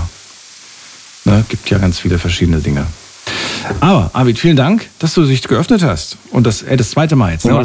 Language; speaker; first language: German; native; German